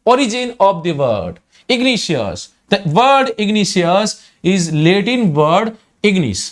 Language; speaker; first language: English; non-native, local second language; Gujarati